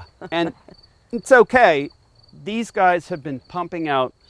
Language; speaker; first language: English; native; English